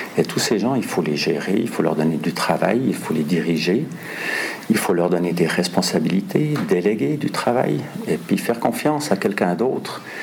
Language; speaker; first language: French; non-native, local second language; German